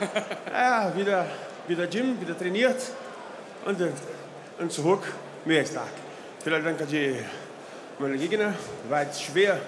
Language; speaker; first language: German; non-native, learner; Portuguese